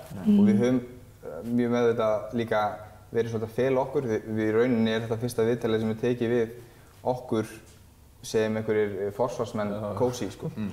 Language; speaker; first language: Icelandic; native; Icelandic